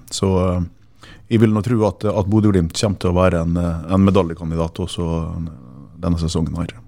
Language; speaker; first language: Norwegian; native; Norwegian